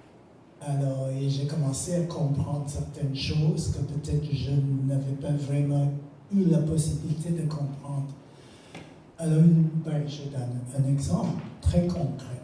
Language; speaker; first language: French; non-native, fluent; English